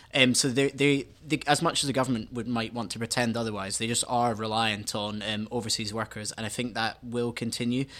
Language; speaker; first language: English; native; English